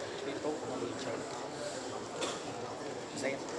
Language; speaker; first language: Vietnamese; native; Vietnamese